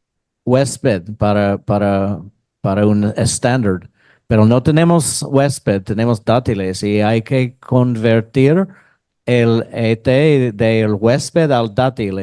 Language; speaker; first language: Spanish; non-native, fluent; English